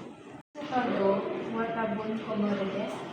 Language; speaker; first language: Japanese; non-native, learner; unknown